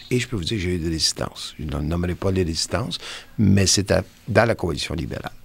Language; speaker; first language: French; non-native, local second language; English